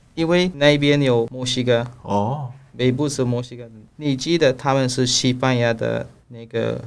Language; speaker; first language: Chinese; non-native, learner; Spanish